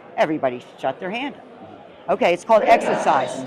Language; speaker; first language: English; native; English